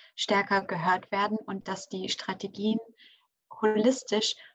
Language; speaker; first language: German; early bilingual, other home language; English